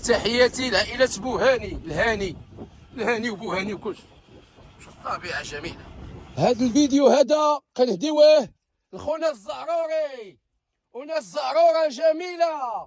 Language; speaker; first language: Arabic; native; Arabic